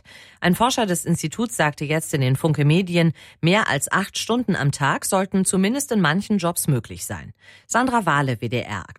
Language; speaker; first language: German; native; German